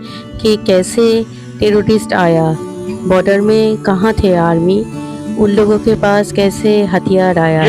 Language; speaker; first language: Hindi; non-native, local second language; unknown